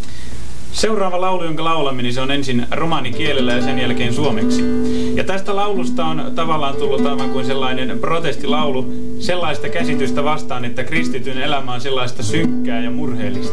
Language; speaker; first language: Finnish; native; Finnish